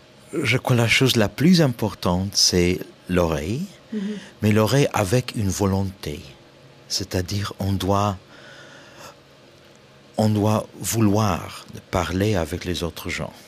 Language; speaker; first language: French; non-native, fluent; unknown